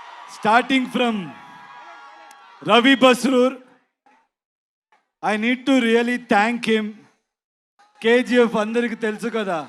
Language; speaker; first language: Telugu; non-native, learner; Kannada